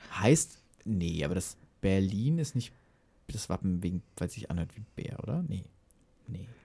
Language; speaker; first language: German; native; German